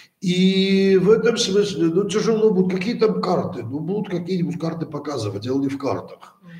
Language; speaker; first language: Russian; native; Russian